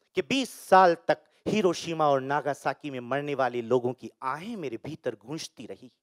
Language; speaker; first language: Hindi; native; Hindi